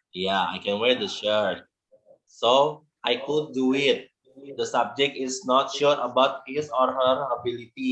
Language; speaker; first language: English; non-native, learner; Indonesian